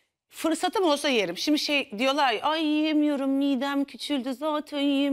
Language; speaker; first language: Turkish; native; Turkish